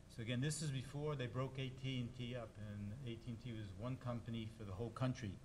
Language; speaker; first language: English; native; English